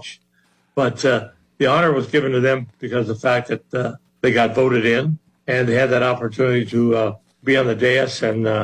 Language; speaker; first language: English; native; English